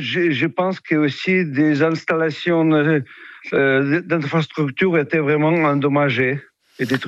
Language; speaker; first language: French; non-native, fluent; Russian